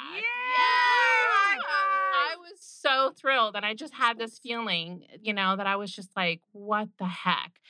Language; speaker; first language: English; native; English